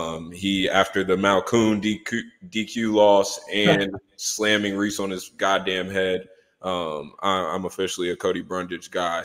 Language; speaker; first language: English; native; English